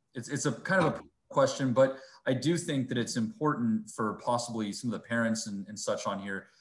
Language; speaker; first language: English; native; English